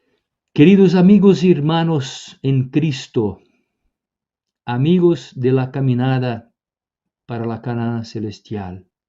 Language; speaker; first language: Spanish; non-native, fluent; Portuguese